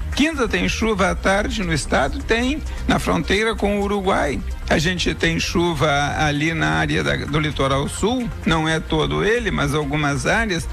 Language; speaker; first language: Portuguese; native; Portuguese